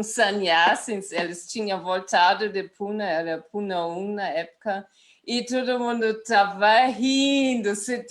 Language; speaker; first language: Portuguese; non-native, fluent; German